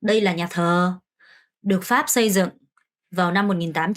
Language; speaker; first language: Vietnamese; non-native, fluent; Korean